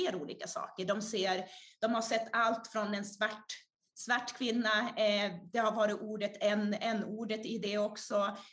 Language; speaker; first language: Swedish; early bilingual, other home language; Portuguese